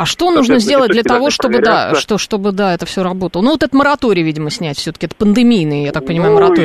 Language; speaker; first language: Russian; native; Russian